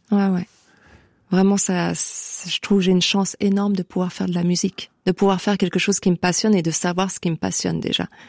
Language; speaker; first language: French; native; French